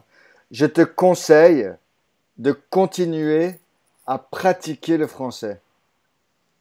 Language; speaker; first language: French; native; French